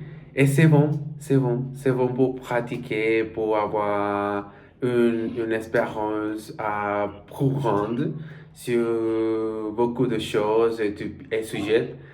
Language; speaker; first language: French; non-native, learner; Spanish